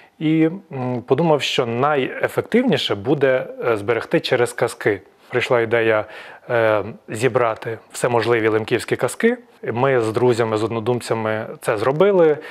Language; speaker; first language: Ukrainian; native; Ukrainian